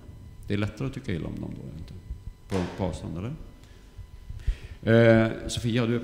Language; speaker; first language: Swedish; native; Swedish